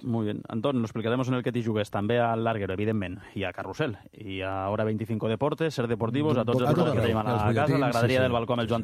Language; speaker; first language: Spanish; non-native, local second language; Catalan